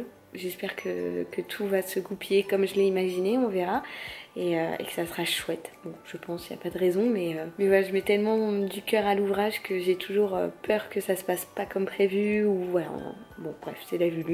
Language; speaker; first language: French; native; French